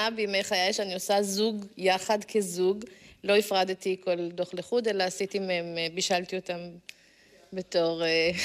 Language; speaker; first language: Hebrew; native; Hebrew